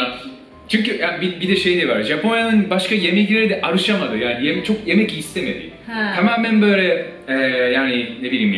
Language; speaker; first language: Turkish; non-native, fluent; Japanese